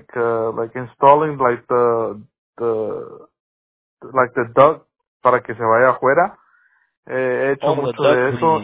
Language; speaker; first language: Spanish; early bilingual, heritage; Spanish